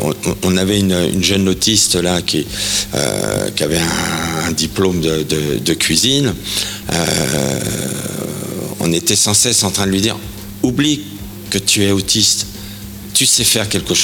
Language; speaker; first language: French; native; French